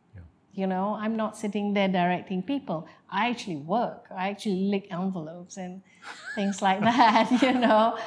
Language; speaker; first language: English; non-native, local second language; Malay